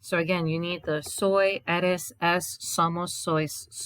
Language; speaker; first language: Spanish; non-native, fluent; English